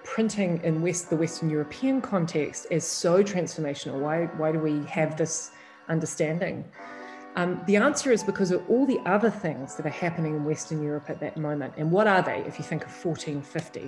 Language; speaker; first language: English; native; English